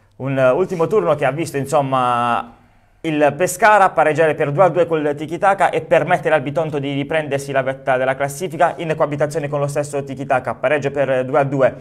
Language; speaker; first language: Italian; native; Italian